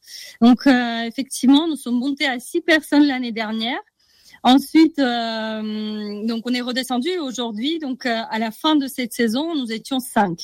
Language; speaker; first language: French; native; French